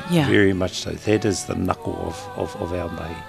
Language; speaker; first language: English; native; English